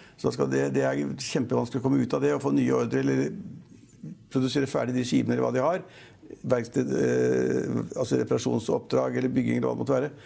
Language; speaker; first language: Norwegian; native; Norwegian